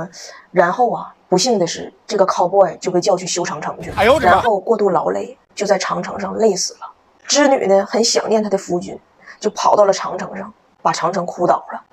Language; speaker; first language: Chinese; native; Chinese